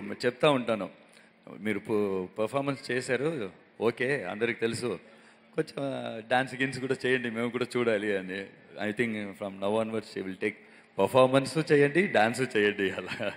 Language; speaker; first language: Telugu; non-native, local second language; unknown